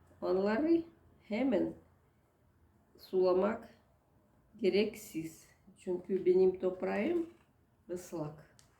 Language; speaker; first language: Turkish; non-native, learner; Russian